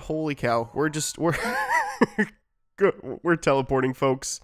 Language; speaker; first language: English; native; English